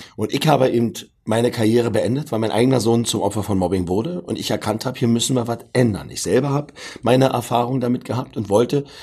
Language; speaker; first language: German; native; German